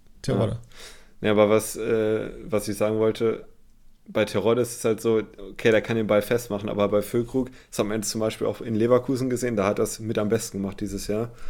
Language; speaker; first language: German; native; German